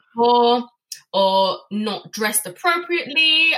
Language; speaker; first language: English; native; English